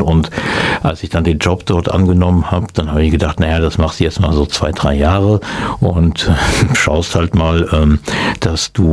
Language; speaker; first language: German; native; German